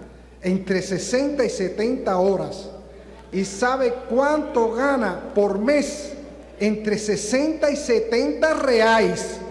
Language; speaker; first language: Portuguese; non-native, fluent; Spanish